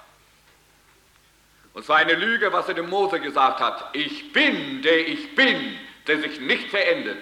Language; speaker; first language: German; early bilingual, heritage; German